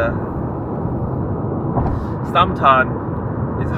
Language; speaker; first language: English; non-native, learner; Chinese